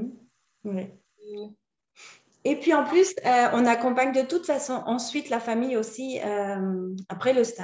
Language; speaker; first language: French; native; French